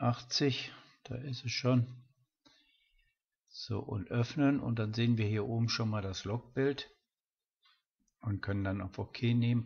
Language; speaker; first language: German; native; German